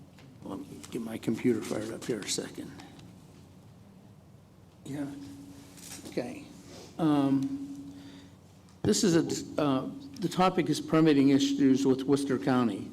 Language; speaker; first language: English; native; English